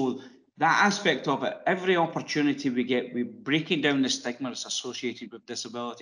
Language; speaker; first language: English; native; English